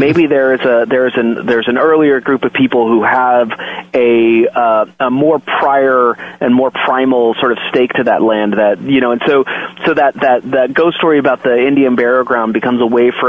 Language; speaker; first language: English; native; English